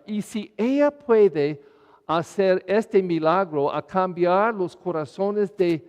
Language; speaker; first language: Spanish; non-native, fluent; English